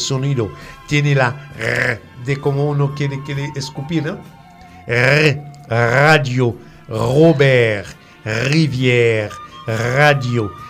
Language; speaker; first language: Spanish; non-native, fluent; French